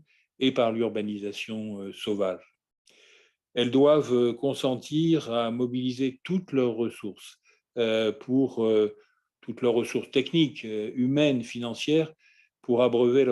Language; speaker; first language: French; native; French